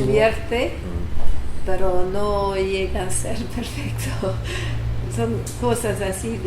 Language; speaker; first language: Spanish; non-native, fluent; English